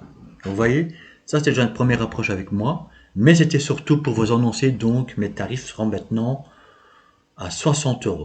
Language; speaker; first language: French; native; French